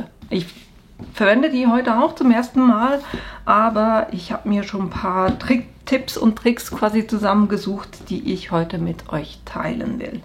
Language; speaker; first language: German; native; German